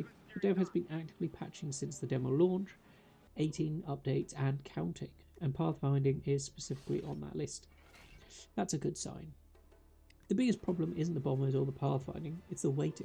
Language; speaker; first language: English; native; English